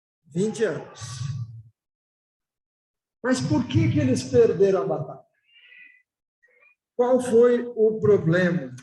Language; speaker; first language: Portuguese; native; Portuguese